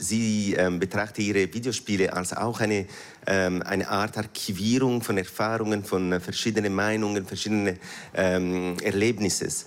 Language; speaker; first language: German; non-native, fluent; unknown